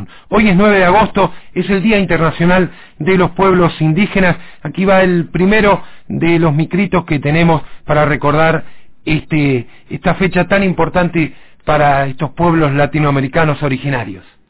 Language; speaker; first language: Spanish; native; Spanish